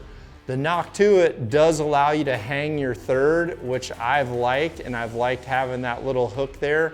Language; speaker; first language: English; native; English